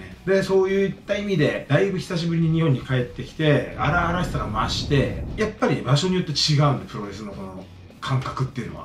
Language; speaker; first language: Japanese; native; Japanese